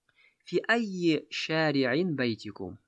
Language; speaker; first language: Arabic; non-native, fluent; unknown